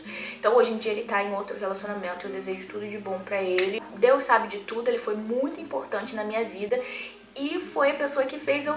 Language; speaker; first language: Portuguese; native; Portuguese